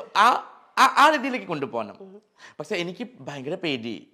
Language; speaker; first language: Malayalam; non-native, learner; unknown